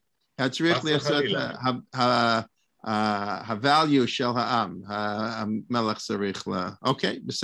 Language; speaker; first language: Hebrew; non-native, learner; English